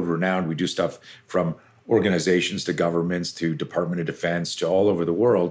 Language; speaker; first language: English; native; English